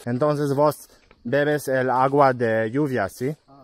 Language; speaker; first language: Spanish; non-native, learner; Hebrew